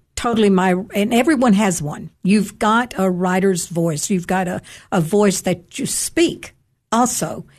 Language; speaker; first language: English; native; English